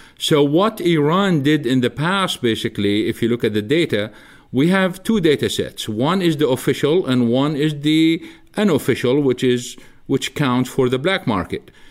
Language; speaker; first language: English; non-native, fluent; Arabic